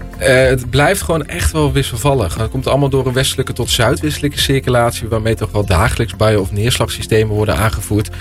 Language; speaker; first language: Dutch; native; Dutch